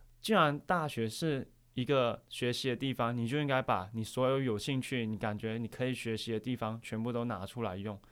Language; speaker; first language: Chinese; native; Chinese